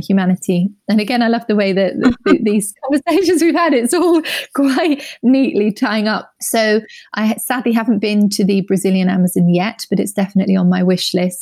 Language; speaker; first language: English; native; English